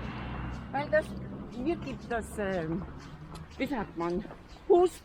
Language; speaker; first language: German; non-native, fluent; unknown